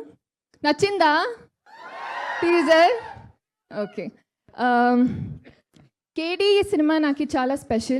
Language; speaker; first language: Telugu; non-native, learner; Kannada